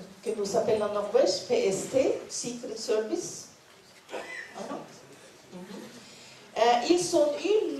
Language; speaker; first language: French; non-native, learner; Norwegian